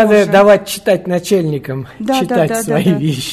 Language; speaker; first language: Russian; native; Russian